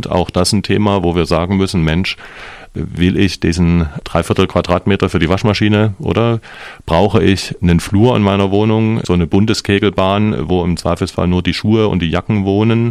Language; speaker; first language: German; native; German